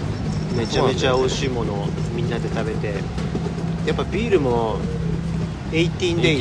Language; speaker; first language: Japanese; native; Japanese